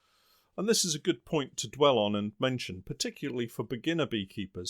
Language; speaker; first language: English; native; English